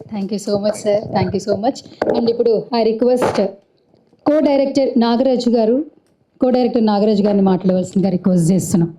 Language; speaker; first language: Telugu; native; Telugu